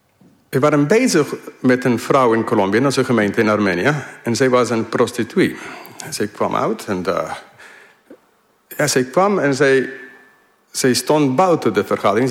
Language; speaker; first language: Dutch; non-native, fluent; English